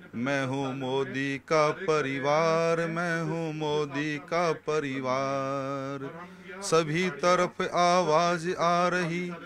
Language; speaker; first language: Hindi; native; Hindi